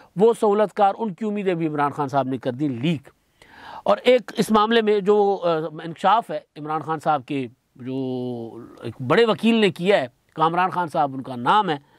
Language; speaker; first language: Urdu; non-native, local second language; Sindhi